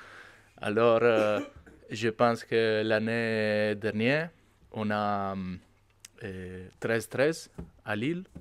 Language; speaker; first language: French; non-native, learner; Italian